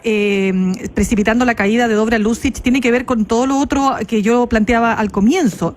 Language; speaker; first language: Spanish; native; Spanish